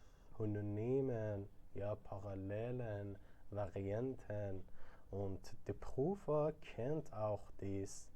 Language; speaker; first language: German; non-native, fluent; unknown